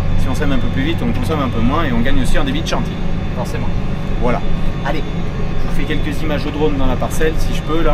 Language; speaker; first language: French; native; French